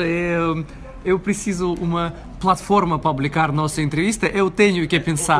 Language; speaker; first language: Portuguese; non-native, learner; Russian